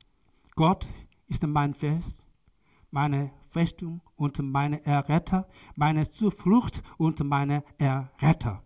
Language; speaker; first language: German; non-native, learner; Korean